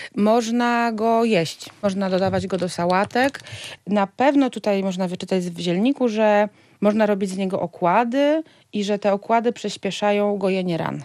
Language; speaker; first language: Polish; native; Polish